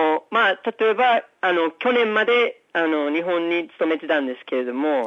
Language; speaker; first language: Japanese; non-native, fluent; English